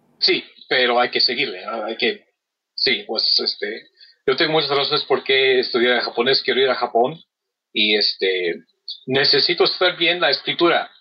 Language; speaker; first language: Spanish; non-native, fluent; English